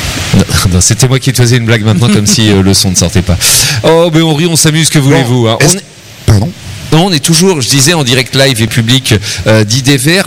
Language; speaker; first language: French; native; French